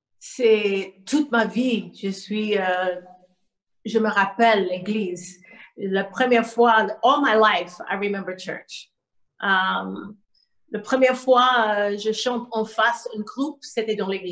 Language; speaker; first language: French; non-native, learner; English